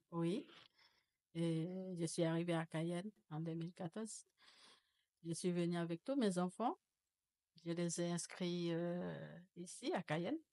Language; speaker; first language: French; non-native, local second language; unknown